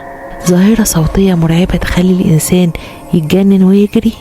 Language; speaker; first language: Arabic; native; Arabic